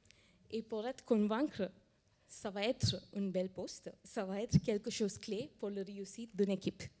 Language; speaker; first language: French; non-native, fluent; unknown